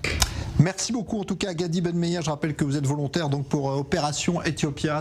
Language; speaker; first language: French; native; French